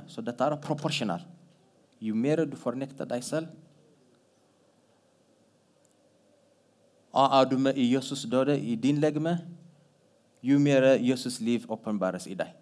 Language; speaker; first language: Norwegian; non-native, fluent; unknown